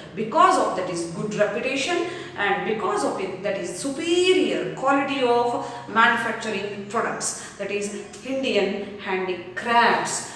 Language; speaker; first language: English; non-native, local second language; Kannada